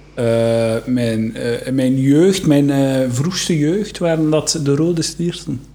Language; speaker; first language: Dutch; native; Dutch